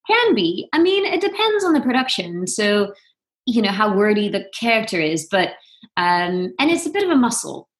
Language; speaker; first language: English; non-native, fluent; Dutch